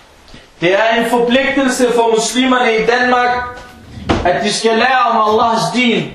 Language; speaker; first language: Danish; early bilingual, other home language; Arabic